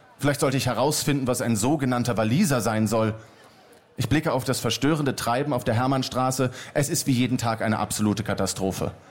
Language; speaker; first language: German; native; German